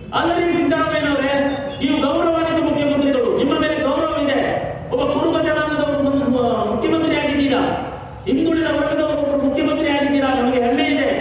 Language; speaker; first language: Kannada; non-native, local second language; Kodava